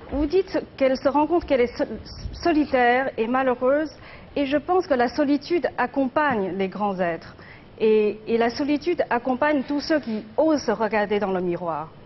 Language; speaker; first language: French; non-native, fluent; Chinese